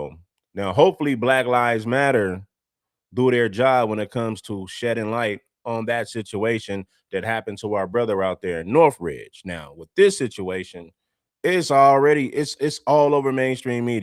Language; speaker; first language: English; native; English